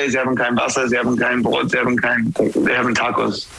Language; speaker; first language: German; non-native, fluent; English